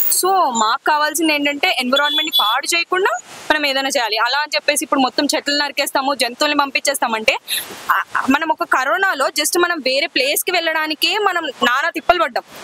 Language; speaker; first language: Telugu; native; Telugu